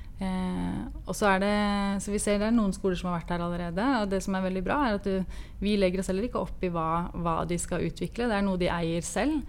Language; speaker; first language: Norwegian; native; Norwegian